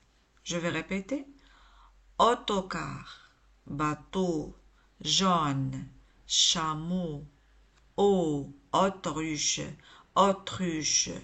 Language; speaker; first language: French; non-native, local second language; Arabic